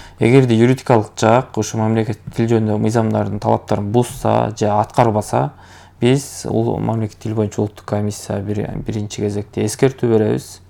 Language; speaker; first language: Kyrgyz; native; Kyrgyz